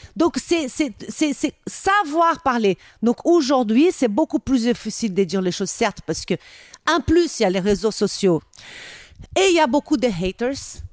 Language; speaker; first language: French; non-native, fluent; Portuguese